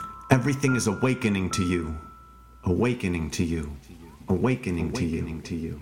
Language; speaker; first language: English; native; English